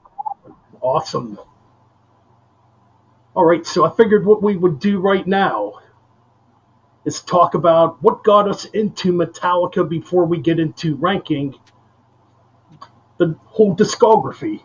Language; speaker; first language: English; native; English